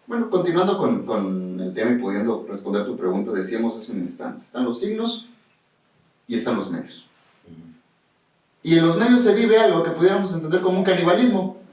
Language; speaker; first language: Spanish; native; Spanish